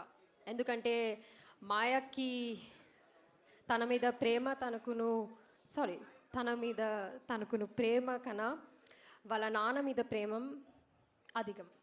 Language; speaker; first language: Telugu; non-native, learner; Malayalam